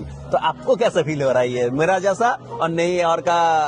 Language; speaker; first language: Hindi; non-native, fluent; Bangla